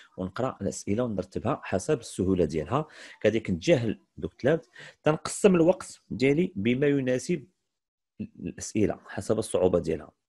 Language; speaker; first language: Arabic; native; Arabic